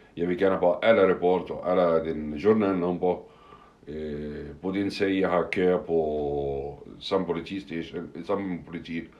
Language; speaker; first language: Danish; non-native, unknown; Arabic